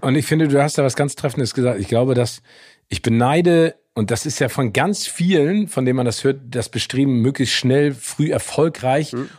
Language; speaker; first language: German; native; German